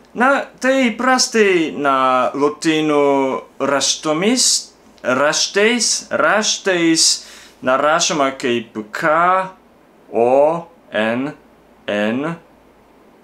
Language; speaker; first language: Lithuanian; non-native, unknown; Japanese